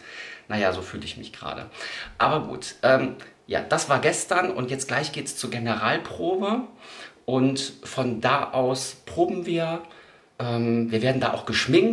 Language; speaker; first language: German; native; German